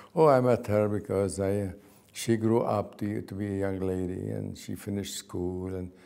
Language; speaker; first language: English; non-native, fluent; Arabic